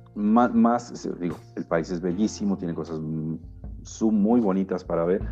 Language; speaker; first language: Spanish; native; Spanish